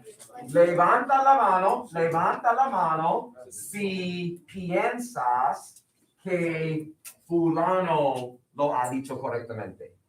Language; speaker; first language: Spanish; non-native, fluent; English